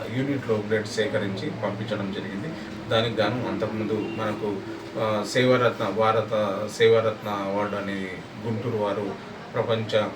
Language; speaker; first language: Telugu; native; Telugu